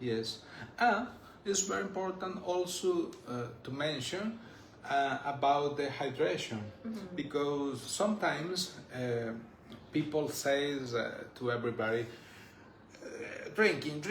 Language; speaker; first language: English; non-native, learner; Spanish